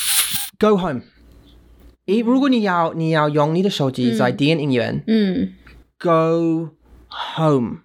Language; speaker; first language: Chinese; non-native, learner; English